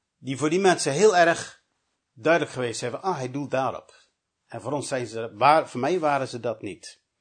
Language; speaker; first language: Dutch; early bilingual, other home language; English